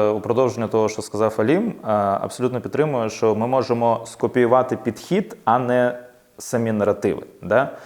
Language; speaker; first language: Ukrainian; non-native, local second language; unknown